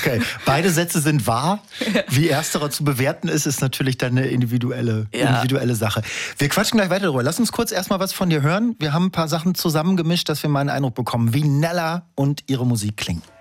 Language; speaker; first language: German; native; German